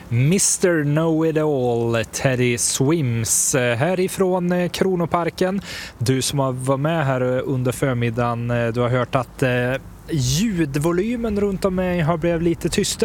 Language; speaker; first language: Swedish; native; Swedish